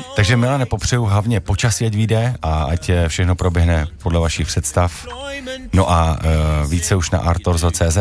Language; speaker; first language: Czech; native; Czech